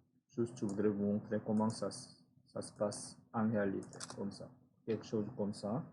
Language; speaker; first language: French; non-native, fluent; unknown